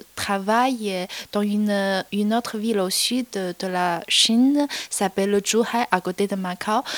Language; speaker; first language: French; non-native, fluent; Chinese